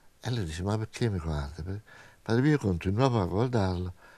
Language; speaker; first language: Italian; native; Italian